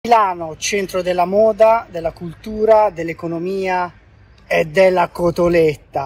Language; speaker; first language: Italian; native; Italian